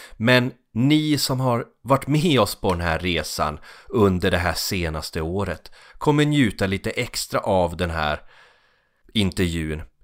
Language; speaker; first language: Swedish; native; Swedish